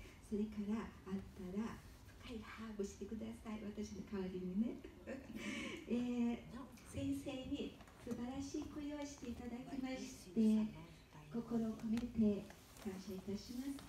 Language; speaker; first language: Japanese; early bilingual, heritage; Japanese